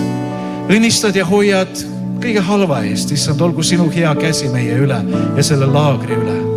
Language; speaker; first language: Estonian; native; Estonian